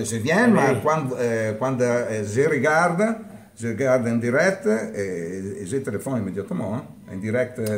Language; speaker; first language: French; non-native, learner; Italian